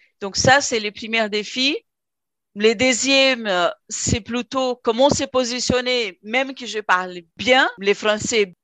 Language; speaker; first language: French; non-native, fluent; Portuguese